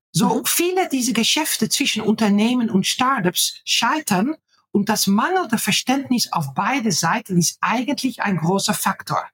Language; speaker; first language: German; non-native, fluent; Dutch